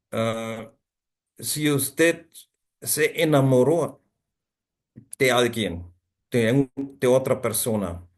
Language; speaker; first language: Spanish; non-native, fluent; German